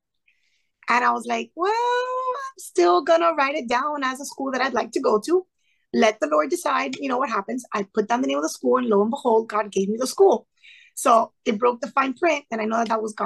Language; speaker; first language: English; early bilingual, other home language; Spanish